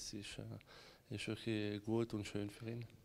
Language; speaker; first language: German; non-native, fluent; Italian